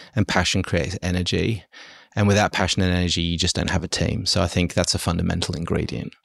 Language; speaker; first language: English; early bilingual, other home language; German